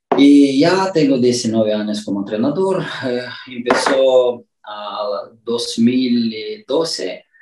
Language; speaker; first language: Spanish; non-native, learner; Romanian